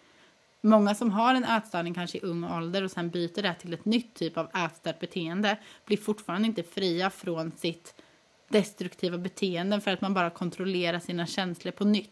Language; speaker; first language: Swedish; native; Swedish